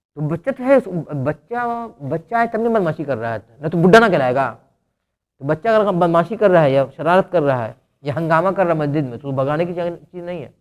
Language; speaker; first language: Urdu; native; Urdu